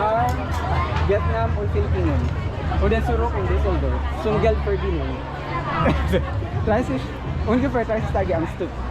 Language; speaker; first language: German; non-native, learner; Filipino